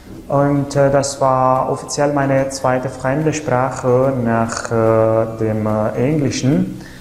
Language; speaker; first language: German; non-native, fluent; Italian